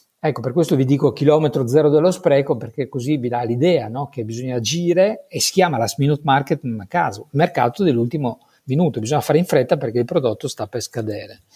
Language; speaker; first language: Italian; native; Italian